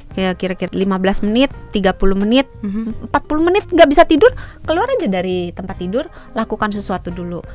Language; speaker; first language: Indonesian; native; Indonesian